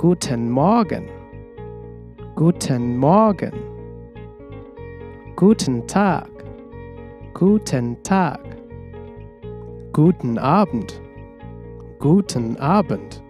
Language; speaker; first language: German; non-native, fluent; Nepali